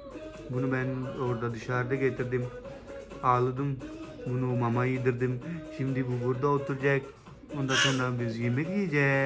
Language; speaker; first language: Turkish; non-native, learner; Urdu